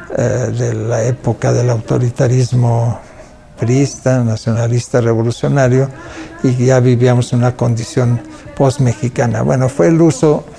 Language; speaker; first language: Spanish; non-native, local second language; Catalan